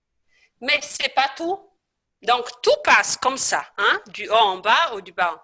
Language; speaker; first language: French; non-native, fluent; Polish